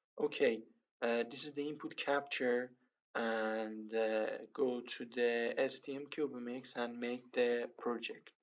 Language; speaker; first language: English; non-native, learner; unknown